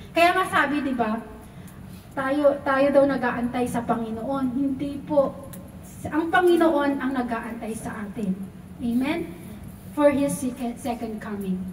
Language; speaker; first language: Filipino; non-native, local second language; Cebuano